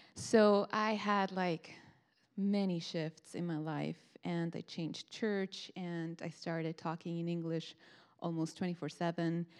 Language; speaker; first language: English; non-native, fluent; Spanish